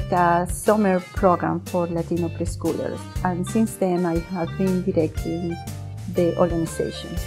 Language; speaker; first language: English; non-native, fluent; Spanish